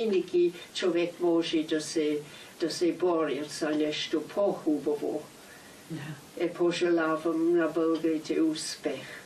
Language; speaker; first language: Bulgarian; non-native, fluent; English